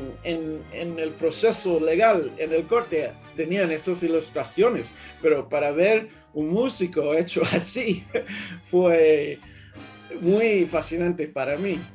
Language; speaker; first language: Spanish; early bilingual, heritage; English